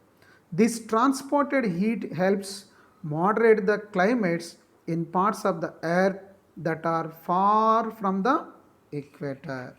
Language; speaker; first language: English; non-native, local second language; Telugu